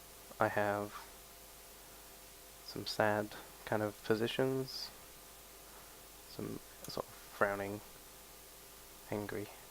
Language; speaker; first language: English; native; English